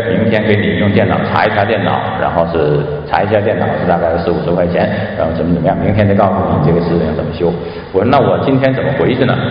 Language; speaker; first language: Chinese; native; Chinese